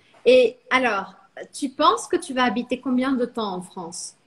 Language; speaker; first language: French; non-native, fluent; Portuguese